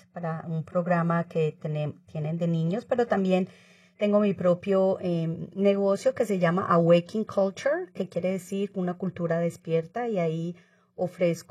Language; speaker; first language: Spanish; native; Spanish